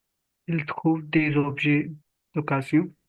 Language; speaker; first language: French; non-native, learner; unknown